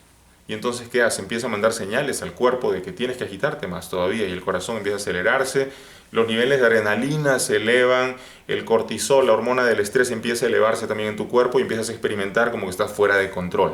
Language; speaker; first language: Spanish; native; Spanish